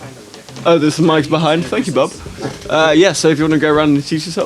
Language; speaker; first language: English; native; English